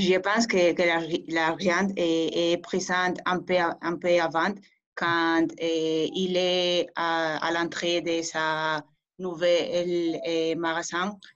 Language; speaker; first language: French; non-native, fluent; Spanish